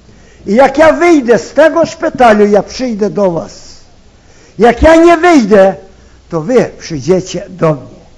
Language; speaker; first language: Polish; early bilingual, heritage; Ukrainian